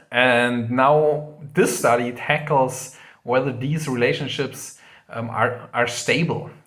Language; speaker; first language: English; non-native, fluent; German